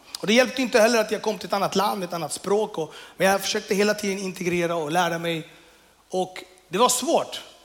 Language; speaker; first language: Swedish; early bilingual, other home language; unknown